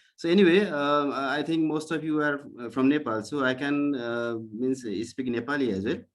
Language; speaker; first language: English; non-native, local second language; Nepali